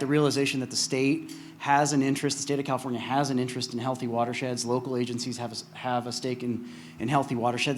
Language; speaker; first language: English; native; English